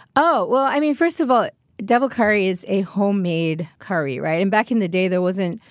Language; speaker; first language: English; native; English